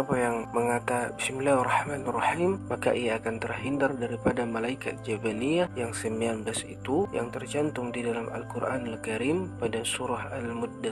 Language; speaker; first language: Malay; native; Malay